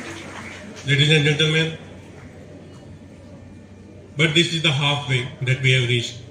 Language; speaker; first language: English; non-native, local second language; Hindi